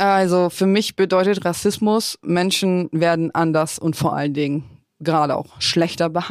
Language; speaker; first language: German; native; German